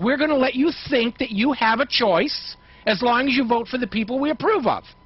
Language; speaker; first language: English; native; English